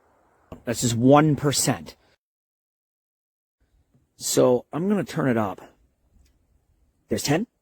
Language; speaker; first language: English; native; English